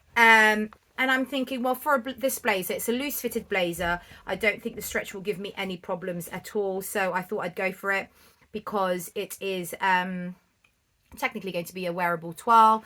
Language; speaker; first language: English; native; English